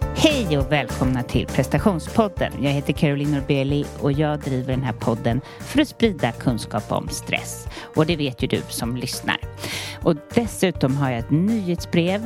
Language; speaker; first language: Swedish; native; Swedish